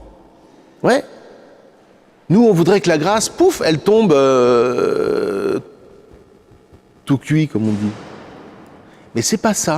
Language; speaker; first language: French; native; French